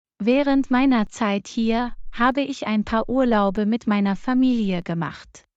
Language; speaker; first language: German; non-native, fluent; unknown